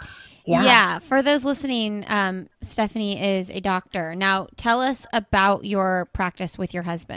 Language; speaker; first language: English; native; English